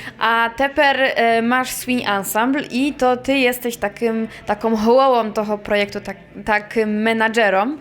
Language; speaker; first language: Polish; non-native, local second language; Rusyn